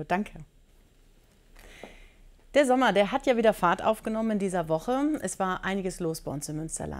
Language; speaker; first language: German; native; German